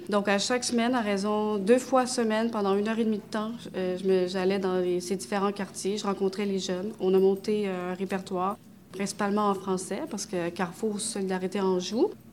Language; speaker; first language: French; early bilingual, other home language; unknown